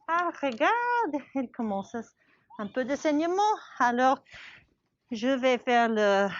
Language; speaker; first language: French; non-native, learner; English